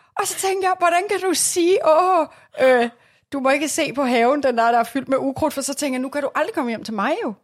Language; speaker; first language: Danish; native; Danish